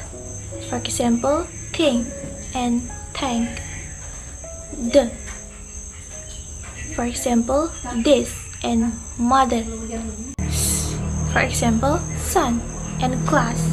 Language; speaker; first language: English; non-native, learner; Indonesian